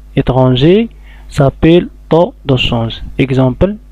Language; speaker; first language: French; non-native, local second language; Arabic